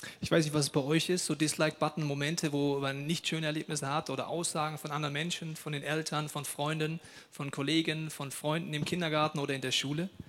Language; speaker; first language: German; native; German